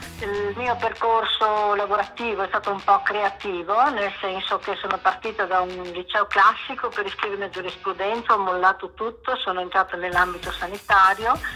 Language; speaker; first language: Italian; native; Italian